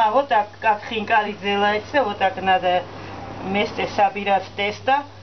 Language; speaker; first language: Russian; non-native, fluent; Georgian